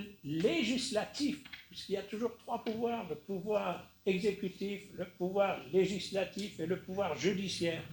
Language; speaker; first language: French; native; French